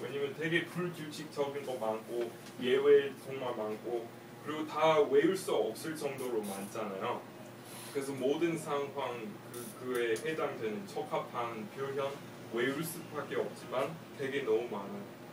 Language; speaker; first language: Korean; non-native, fluent; English